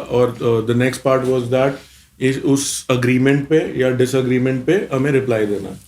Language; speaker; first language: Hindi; early bilingual, other home language; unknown